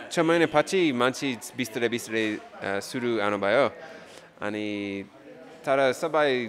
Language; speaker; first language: Nepali; non-native, learner; English